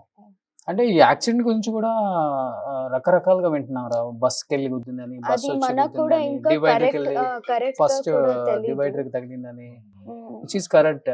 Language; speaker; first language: Telugu; native; Telugu